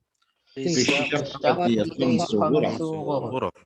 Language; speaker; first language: Arabic; non-native, learner; Indonesian